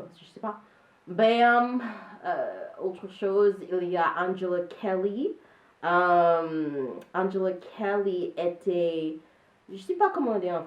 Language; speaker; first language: French; non-native, learner; English